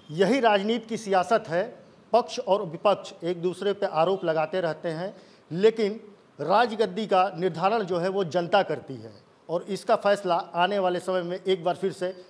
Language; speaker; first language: Hindi; native; Hindi